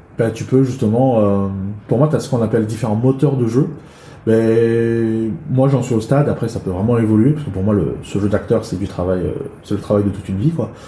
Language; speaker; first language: French; early bilingual, other home language; Chinese